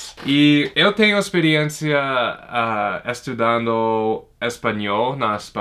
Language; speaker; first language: Portuguese; non-native, fluent; English